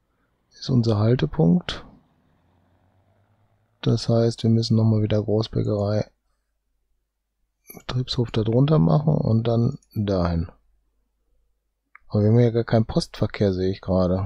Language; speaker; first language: German; native; German